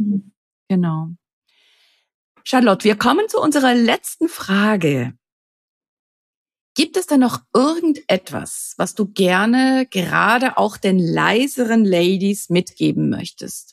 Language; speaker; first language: German; native; German